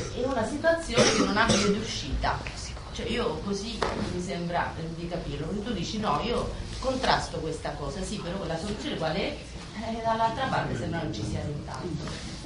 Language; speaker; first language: Italian; non-native, fluent; Spanish